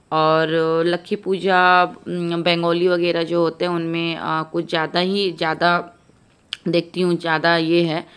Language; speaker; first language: Hindi; native; Hindi